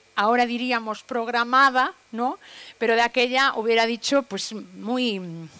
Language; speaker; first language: Spanish; native; Spanish